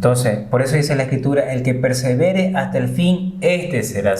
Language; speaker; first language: Spanish; native; Spanish